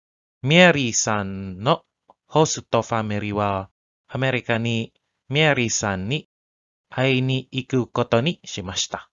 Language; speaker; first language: Japanese; non-native, learner; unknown